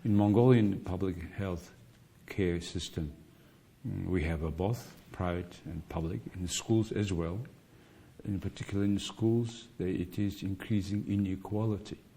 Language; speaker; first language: English; non-native, fluent; Mongolian